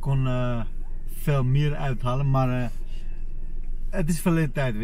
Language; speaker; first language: Dutch; non-native, fluent; Armenian